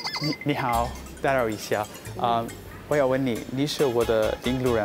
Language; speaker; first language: Chinese; non-native, fluent; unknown